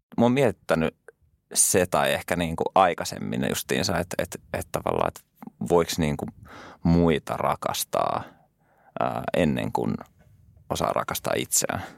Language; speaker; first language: Finnish; early bilingual, other home language; French